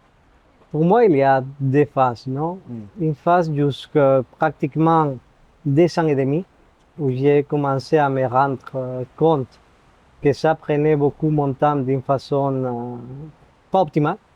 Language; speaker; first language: French; non-native, fluent; Spanish